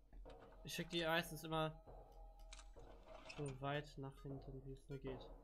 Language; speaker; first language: German; native; German